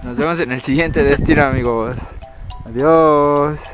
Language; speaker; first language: Spanish; native; Spanish